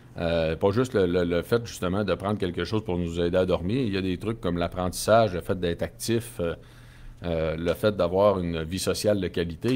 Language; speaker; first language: French; native; French